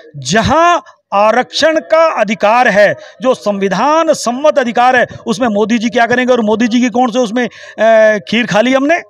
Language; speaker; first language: Hindi; native; Hindi